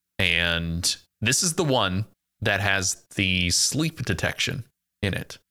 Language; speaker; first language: English; native; English